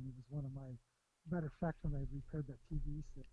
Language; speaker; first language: English; native; English